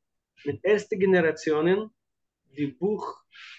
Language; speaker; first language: German; non-native, fluent; Russian